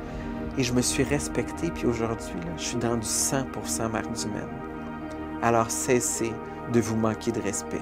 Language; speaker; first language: French; native; French